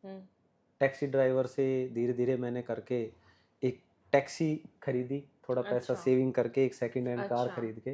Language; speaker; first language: Hindi; native; Hindi